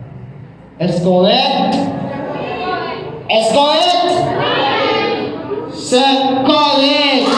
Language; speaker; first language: French; non-native, local second language; Haitian Creole